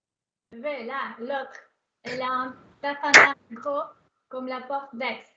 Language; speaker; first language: French; non-native, fluent; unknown